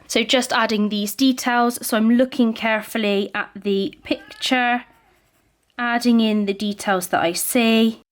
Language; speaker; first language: English; native; English